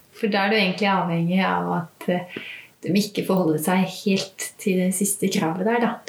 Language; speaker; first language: Norwegian; native; Norwegian